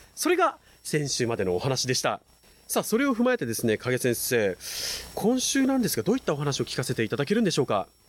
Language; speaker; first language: Japanese; native; Japanese